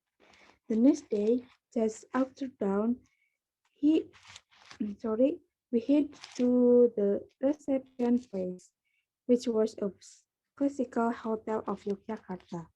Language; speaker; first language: English; non-native, learner; Indonesian